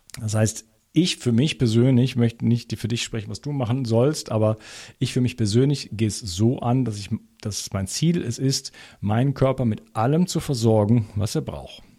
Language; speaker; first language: German; native; German